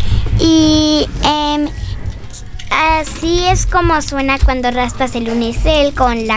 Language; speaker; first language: Spanish; early bilingual, other home language; French